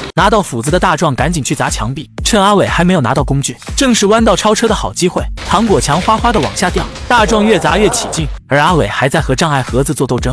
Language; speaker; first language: Chinese; native; Chinese